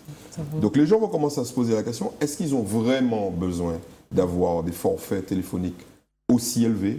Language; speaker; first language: French; native; French